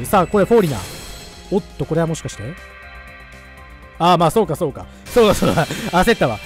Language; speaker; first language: Japanese; native; Japanese